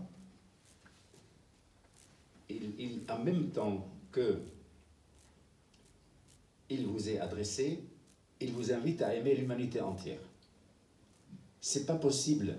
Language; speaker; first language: French; non-native, fluent; Arabic